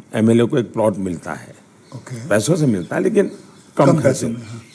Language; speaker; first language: Hindi; non-native, local second language; Gujarati